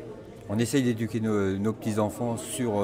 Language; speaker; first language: French; native; French